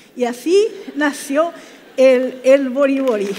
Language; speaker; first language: Spanish; non-native, local second language; Guarani